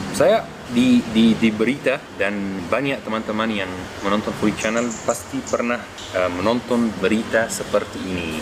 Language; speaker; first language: Indonesian; non-native, fluent; Arabic